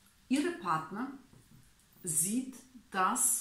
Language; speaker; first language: German; non-native, learner; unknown